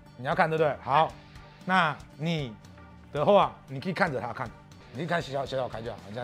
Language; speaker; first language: Chinese; native; Chinese